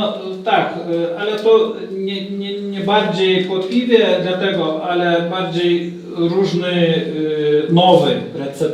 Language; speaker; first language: Polish; non-native, learner; Lithuanian